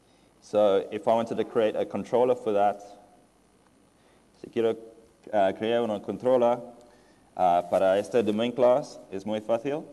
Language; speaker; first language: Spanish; non-native, fluent; English